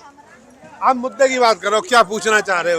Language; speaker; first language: Hindi; native; Hindi